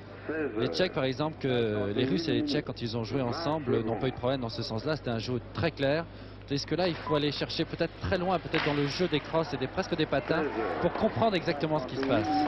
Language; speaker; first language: French; native; French